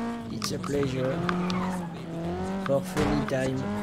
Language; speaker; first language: English; non-native, learner; French